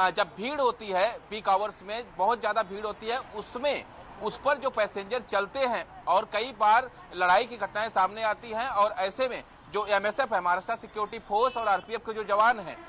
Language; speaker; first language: Hindi; native; Hindi